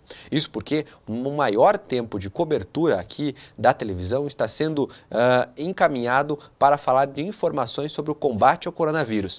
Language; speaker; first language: Portuguese; native; Portuguese